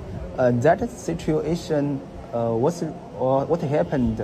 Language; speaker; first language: English; non-native, learner; Chinese